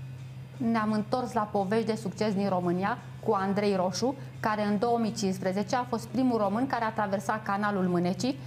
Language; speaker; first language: Romanian; native; Romanian